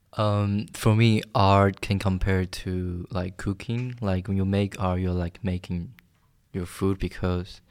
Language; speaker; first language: English; non-native, fluent; Chinese